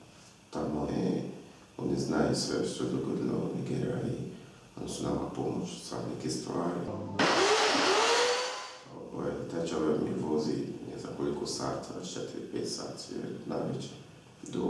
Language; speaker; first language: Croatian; non-native, learner; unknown